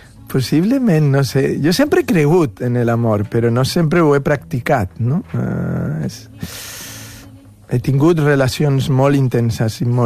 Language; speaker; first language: Catalan; non-native, fluent; Spanish